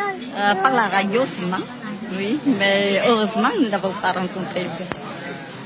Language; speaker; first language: French; non-native, fluent; Vietnamese